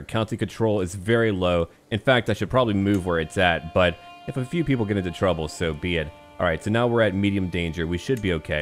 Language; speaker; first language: English; native; English